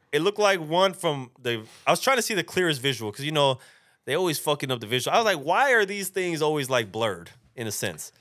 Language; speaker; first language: English; native; English